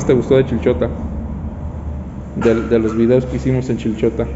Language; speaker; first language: Spanish; native; Spanish